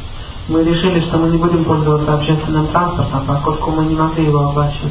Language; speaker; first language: Russian; native; Russian